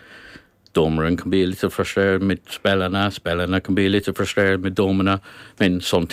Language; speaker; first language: Swedish; non-native, learner; English